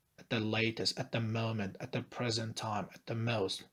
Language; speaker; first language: English; non-native, fluent; Azerbaijani